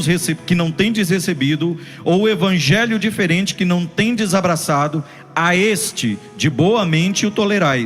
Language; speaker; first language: Portuguese; native; Portuguese